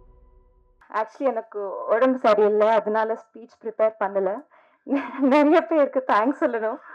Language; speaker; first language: Tamil; non-native, learner; Telugu